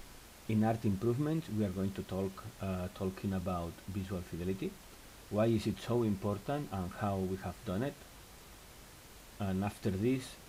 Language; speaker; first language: English; non-native, fluent; Spanish